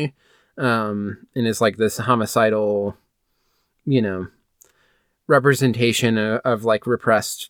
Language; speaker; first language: English; native; English